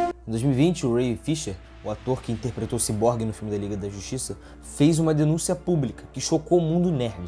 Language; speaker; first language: Portuguese; native; Portuguese